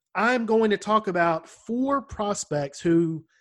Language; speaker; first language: English; native; English